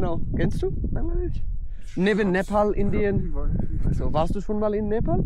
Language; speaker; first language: German; non-native, learner; Bangla